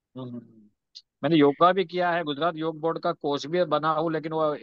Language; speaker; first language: Hindi; non-native, local second language; Gujarati